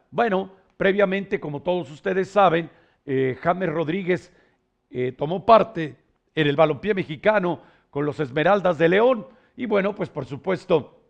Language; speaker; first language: Spanish; native; Spanish